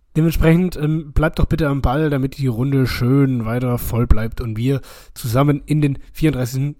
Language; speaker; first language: German; native; German